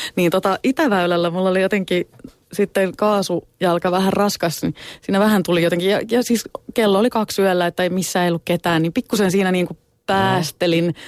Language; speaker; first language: Finnish; native; Finnish